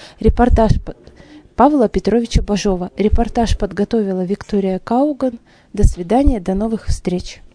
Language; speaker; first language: Russian; native; Russian